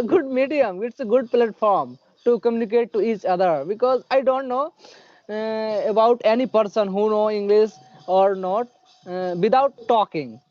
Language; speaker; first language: English; non-native, learner; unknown